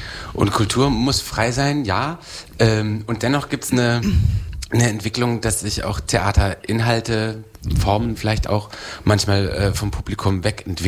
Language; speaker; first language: German; native; German